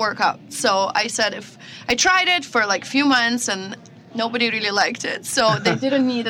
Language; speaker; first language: English; non-native, fluent; Russian